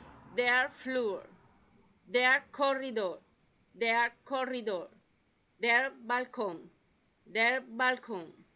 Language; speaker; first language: German; non-native, learner; Spanish